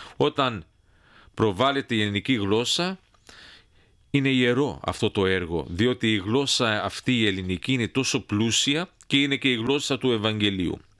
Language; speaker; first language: Greek; early bilingual, heritage; Greek